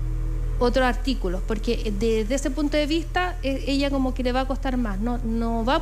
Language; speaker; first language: Spanish; native; Spanish